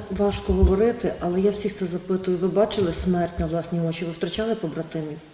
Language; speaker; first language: Ukrainian; native; Ukrainian